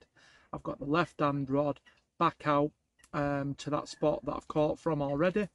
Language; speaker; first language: English; native; English